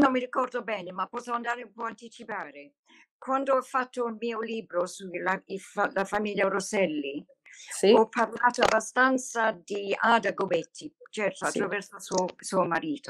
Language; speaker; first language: Italian; non-native, fluent; English